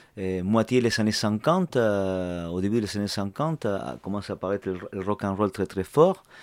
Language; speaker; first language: French; non-native, fluent; Spanish